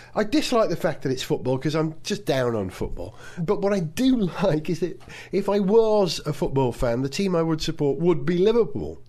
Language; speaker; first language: English; native; English